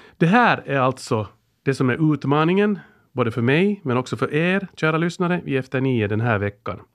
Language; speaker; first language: Swedish; native; Swedish